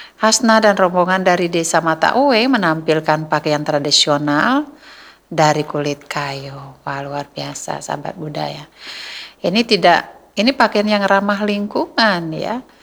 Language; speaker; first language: Indonesian; native; Indonesian